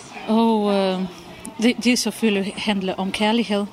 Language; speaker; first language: Danish; non-native, fluent; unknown